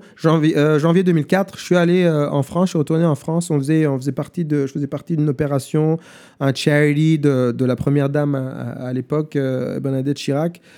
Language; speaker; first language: French; non-native, local second language; German